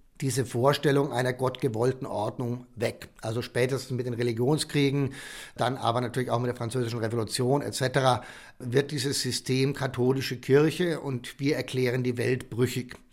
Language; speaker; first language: German; native; German